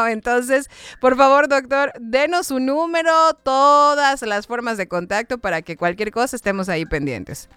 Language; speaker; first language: Spanish; native; Spanish